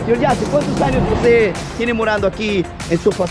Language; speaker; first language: Portuguese; non-native, learner; Spanish